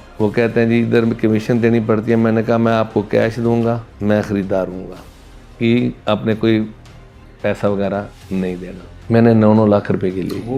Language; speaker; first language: Urdu; non-native, local second language; Punjabi